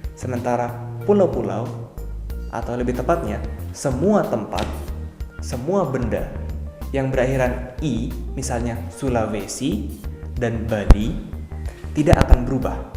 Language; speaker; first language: Indonesian; native; Indonesian